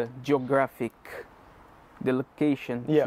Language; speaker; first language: English; non-native, learner; Portuguese